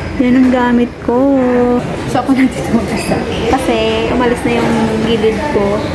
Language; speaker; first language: Filipino; native; Filipino